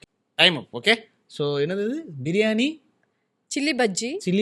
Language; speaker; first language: Tamil; native; Tamil